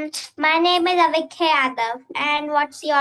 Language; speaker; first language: English; non-native, fluent; Hindi